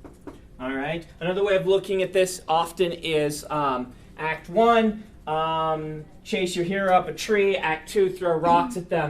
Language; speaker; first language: English; native; English